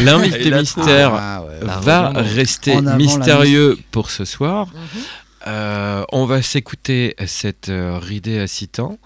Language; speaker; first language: French; native; French